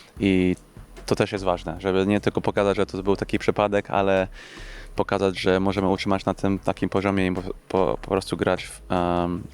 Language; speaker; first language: Polish; early bilingual, heritage; English